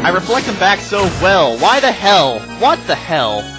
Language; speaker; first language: English; native; English